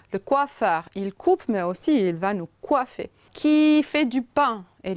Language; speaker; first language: French; non-native, fluent; Romanian